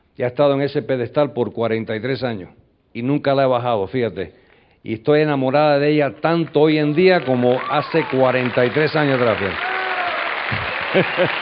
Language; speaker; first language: Spanish; early bilingual, heritage; English